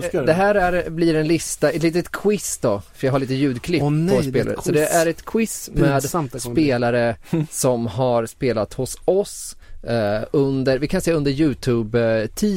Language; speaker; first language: Swedish; native; Swedish